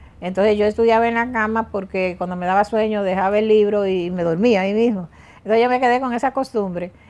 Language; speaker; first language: Spanish; native; Spanish